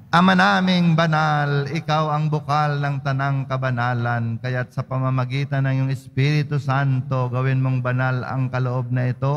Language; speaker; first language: Filipino; native; Filipino